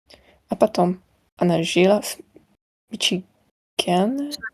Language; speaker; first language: Russian; non-native, learner; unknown